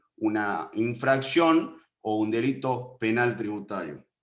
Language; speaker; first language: Spanish; native; Spanish